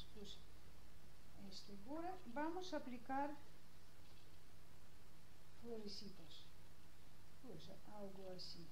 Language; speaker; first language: Spanish; non-native, learner; Russian